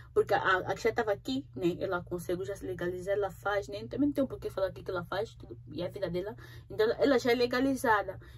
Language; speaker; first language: Portuguese; native; Portuguese